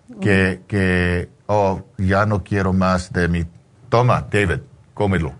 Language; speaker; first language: Spanish; early bilingual, heritage; English